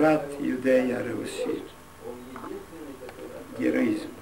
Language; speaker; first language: Russian; non-native, local second language; Yiddish